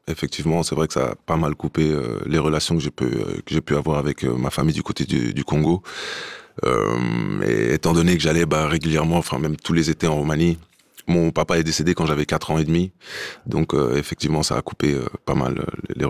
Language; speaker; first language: French; non-native, fluent; Romanian